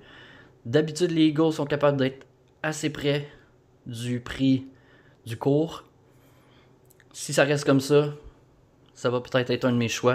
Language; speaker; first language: French; native; French